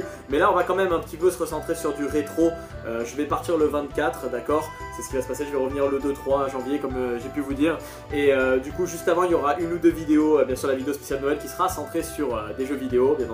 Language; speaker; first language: French; native; French